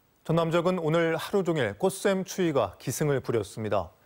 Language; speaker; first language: Korean; native; Korean